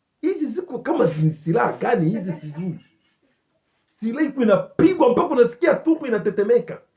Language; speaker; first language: Swahili; native; Swahili